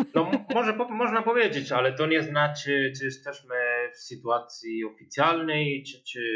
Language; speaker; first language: Polish; non-native, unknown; Spanish